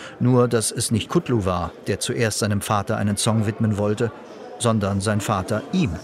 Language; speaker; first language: German; native; German